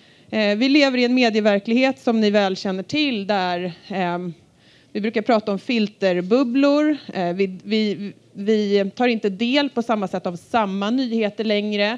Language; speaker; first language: Swedish; native; Swedish